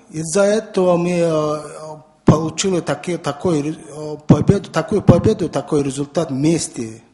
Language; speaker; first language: Russian; non-native, learner; Mongolian